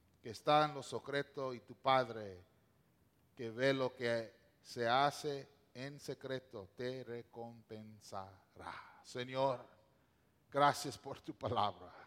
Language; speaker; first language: Spanish; non-native, local second language; English